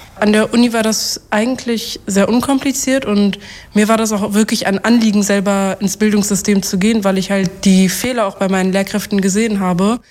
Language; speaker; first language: German; early bilingual, other home language; Kurdish